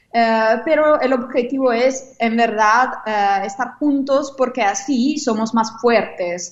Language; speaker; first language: Spanish; non-native, fluent; Italian